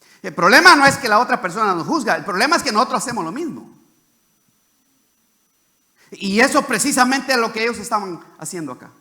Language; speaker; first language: Spanish; native; Spanish